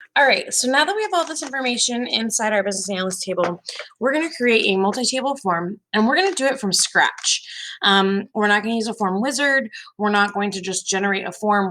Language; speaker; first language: English; native; English